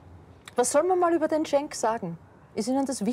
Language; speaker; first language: German; native; German